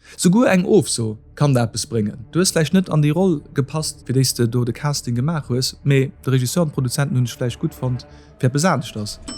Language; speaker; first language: Luxembourgish; native; Luxembourgish